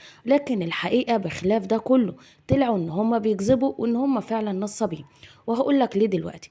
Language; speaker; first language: Arabic; native; Arabic